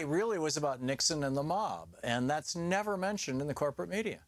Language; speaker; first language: English; native; English